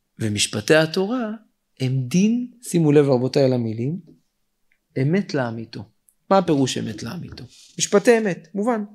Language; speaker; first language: Hebrew; native; Hebrew